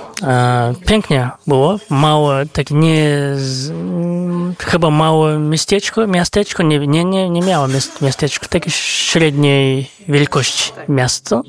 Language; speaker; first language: Polish; non-native, fluent; Kazakh